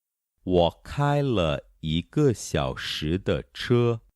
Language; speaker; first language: Chinese; non-native, fluent; Portuguese